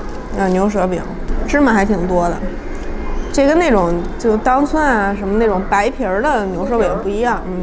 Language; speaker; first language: Chinese; native; Chinese